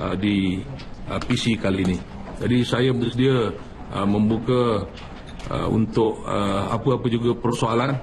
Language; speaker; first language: Malay; native; Malay